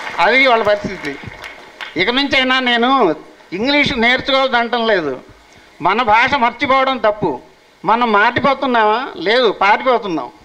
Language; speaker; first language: Telugu; non-native, local second language; Hindi